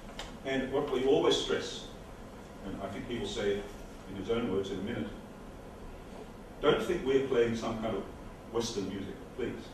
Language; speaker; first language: English; non-native, fluent; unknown